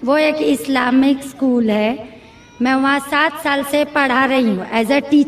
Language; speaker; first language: Hindi; non-native, local second language; Marathi